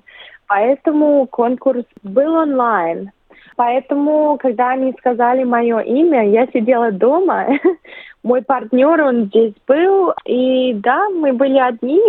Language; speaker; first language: Russian; early bilingual, other home language; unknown